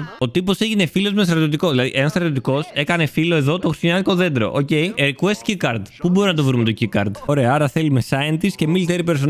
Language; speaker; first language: Greek; native; Greek